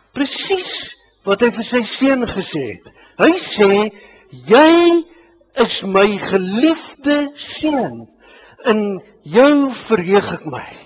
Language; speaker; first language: Afrikaans; native; Afrikaans